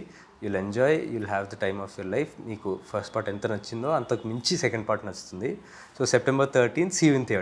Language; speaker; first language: Telugu; native; Telugu